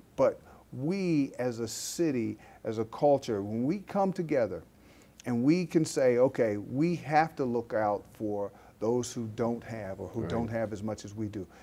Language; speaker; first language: English; native; English